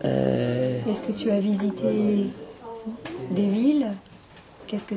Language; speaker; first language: French; non-native, learner; English